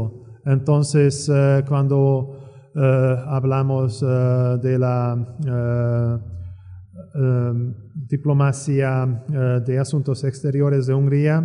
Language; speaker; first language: Spanish; non-native, fluent; Hungarian